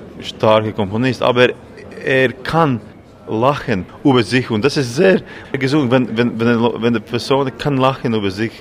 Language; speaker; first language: German; non-native, learner; Latvian